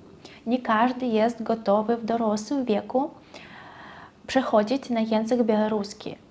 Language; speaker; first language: Polish; non-native, fluent; Russian